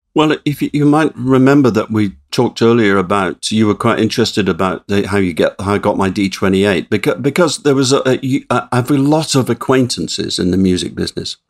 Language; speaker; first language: English; native; English